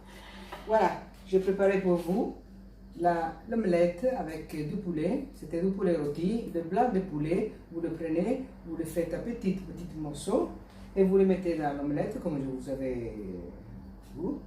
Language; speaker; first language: French; non-native, fluent; Italian